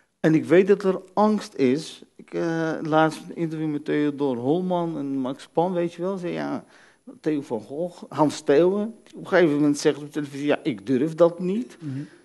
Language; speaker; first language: Dutch; early bilingual, other home language; Arabic